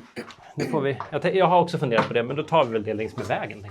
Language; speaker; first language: Swedish; native; Swedish